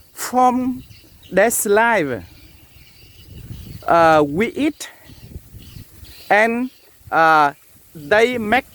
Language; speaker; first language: English; non-native, learner; Vietnamese